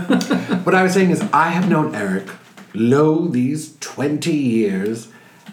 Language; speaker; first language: English; native; English